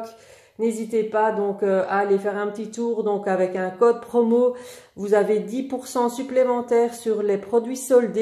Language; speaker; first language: French; native; French